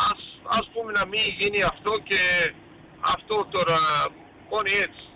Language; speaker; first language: Greek; early bilingual, heritage; Greek